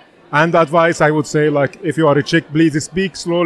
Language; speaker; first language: English; non-native, fluent; Arabic